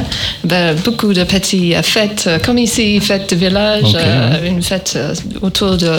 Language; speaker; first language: French; non-native, learner; English